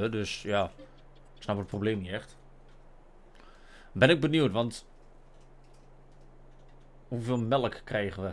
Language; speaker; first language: Dutch; native; Dutch